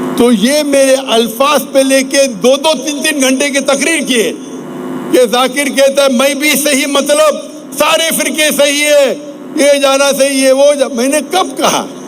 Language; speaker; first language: Urdu; non-native, local second language; Konkani